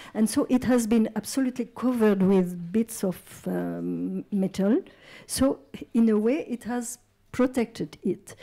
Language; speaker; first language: English; non-native, fluent; French